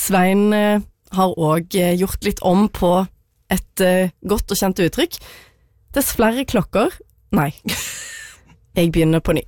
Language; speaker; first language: Norwegian; native; Norwegian